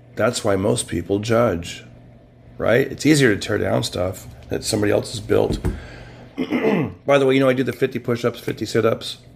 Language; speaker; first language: English; native; English